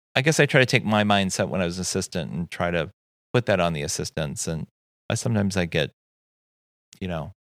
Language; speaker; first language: English; native; English